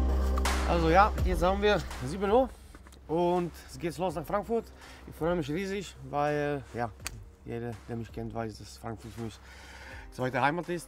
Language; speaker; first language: German; non-native, fluent; Czech